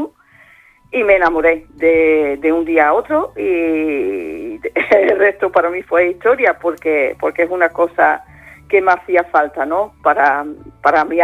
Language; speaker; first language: Spanish; non-native, fluent; Dutch